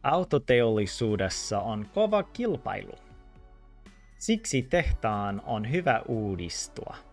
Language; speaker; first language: Finnish; non-native, learner; English